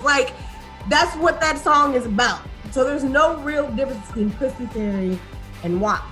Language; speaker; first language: English; native; English